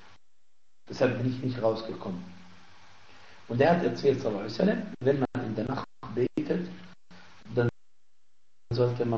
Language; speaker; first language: German; non-native, fluent; Arabic